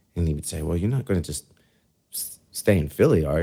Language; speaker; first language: English; native; English